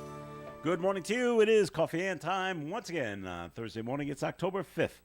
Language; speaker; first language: English; native; English